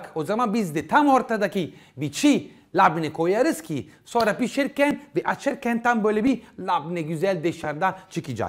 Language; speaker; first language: Turkish; non-native, fluent; Italian